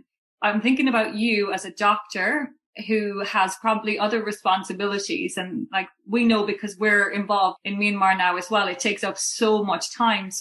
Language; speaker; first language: English; native; English